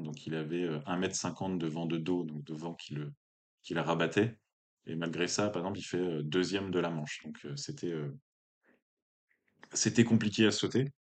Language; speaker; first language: French; native; French